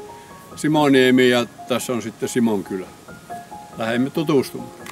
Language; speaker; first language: Finnish; native; Finnish